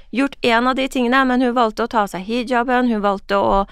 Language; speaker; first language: Norwegian; non-native, fluent; Persian